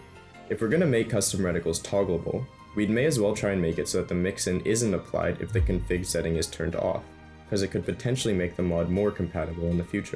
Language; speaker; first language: English; native; English